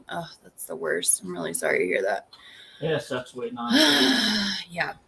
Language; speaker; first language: English; native; English